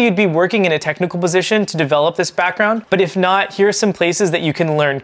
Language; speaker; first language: English; native; English